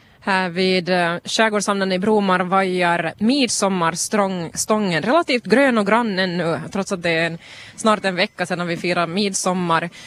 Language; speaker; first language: Swedish; native; Swedish